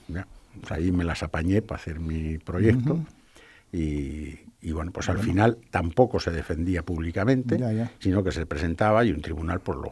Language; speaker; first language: Spanish; native; Spanish